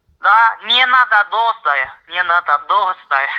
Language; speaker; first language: Russian; non-native, learner; Chinese